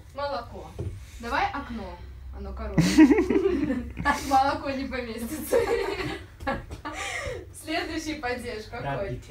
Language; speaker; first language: Russian; native; Russian